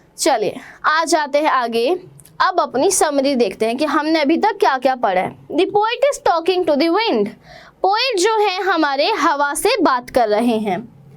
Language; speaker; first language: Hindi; native; Hindi